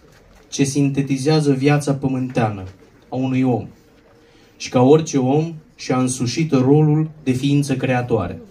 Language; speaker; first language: Romanian; native; Romanian